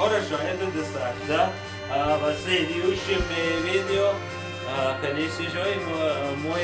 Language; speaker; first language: Russian; non-native, learner; English